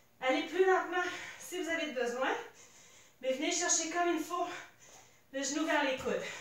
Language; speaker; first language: French; native; French